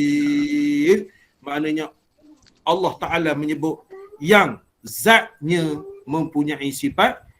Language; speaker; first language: Malay; native; Malay